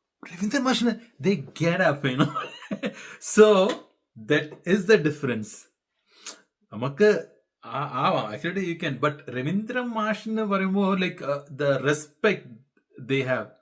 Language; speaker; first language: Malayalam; early bilingual, heritage; Malayalam